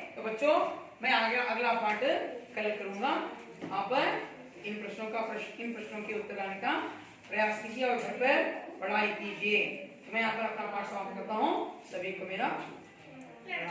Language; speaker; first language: Hindi; non-native, local second language; Kannada